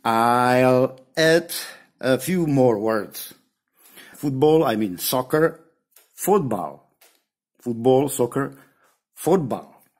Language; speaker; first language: English; non-native, learner; Czech